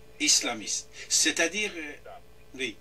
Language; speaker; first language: French; non-native, fluent; Persian